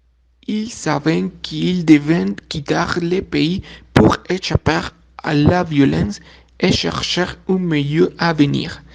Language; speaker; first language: French; non-native, learner; Spanish